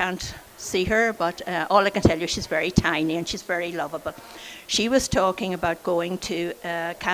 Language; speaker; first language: English; native; English